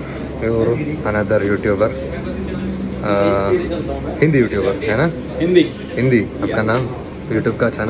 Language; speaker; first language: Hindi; non-native, local second language; Kannada